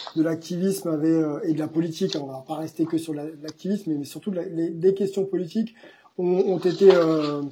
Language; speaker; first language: French; native; French